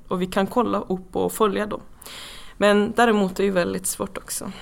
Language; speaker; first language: Swedish; non-native, fluent; Persian